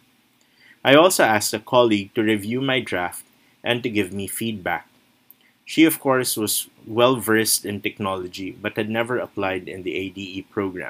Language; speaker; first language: English; non-native, local second language; Filipino